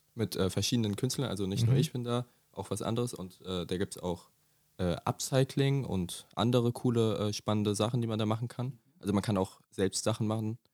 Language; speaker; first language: German; native; German